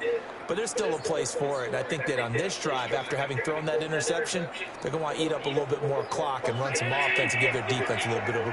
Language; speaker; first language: English; native; English